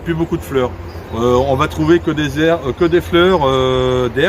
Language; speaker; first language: French; native; French